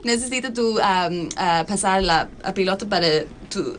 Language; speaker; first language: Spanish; non-native, learner; English